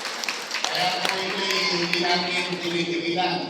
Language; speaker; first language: Filipino; native; Filipino